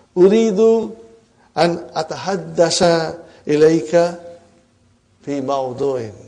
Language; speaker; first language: Arabic; non-native, fluent; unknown